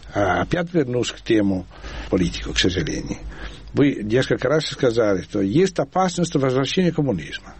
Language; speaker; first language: Russian; non-native, fluent; Italian